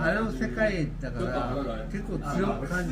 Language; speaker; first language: Japanese; native; Japanese